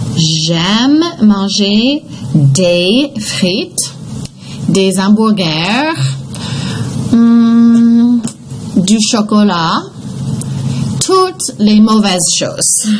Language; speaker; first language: French; non-native, fluent; English